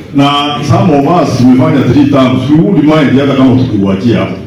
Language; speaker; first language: English; non-native, local second language; Gusii